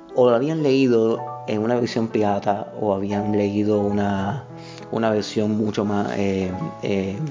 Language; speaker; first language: Spanish; native; Spanish